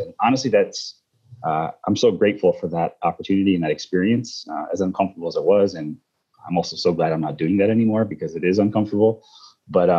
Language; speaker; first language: English; native; English